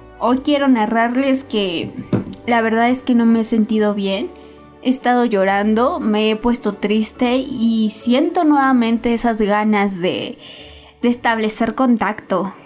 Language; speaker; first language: Spanish; native; Spanish